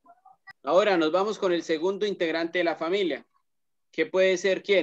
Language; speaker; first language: Spanish; native; Spanish